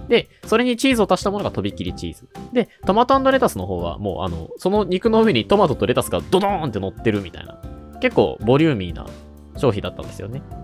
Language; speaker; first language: Japanese; native; Japanese